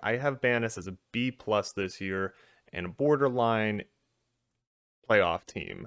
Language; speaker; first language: English; native; English